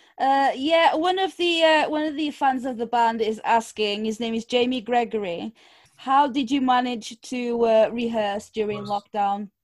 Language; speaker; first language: English; non-native, fluent; Portuguese